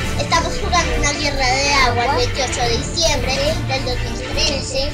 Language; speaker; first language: Spanish; native; Spanish